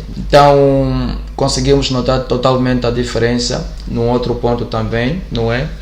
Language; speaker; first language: Portuguese; native; Portuguese